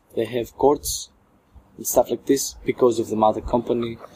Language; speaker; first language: English; non-native, fluent; Greek